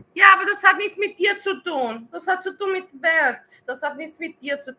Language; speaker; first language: German; non-native, learner; Romanian